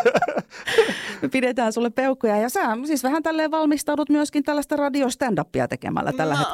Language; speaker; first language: Finnish; native; Finnish